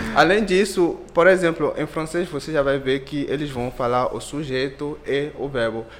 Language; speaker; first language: Portuguese; non-native, fluent; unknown